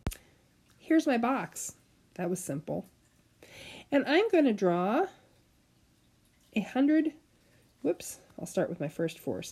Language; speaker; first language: English; native; English